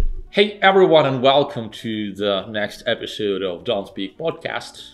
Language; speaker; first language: English; non-native, fluent; Russian